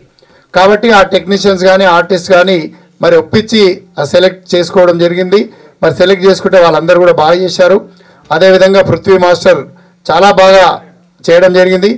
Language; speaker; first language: Telugu; native; Telugu